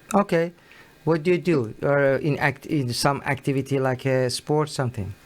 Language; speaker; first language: English; non-native, learner; Persian